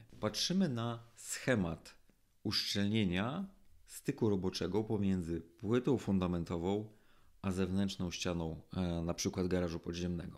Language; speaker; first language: Polish; native; Polish